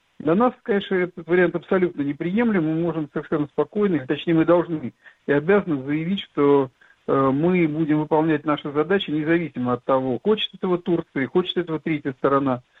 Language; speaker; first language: Russian; native; Russian